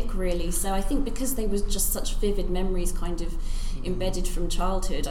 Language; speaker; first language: English; native; English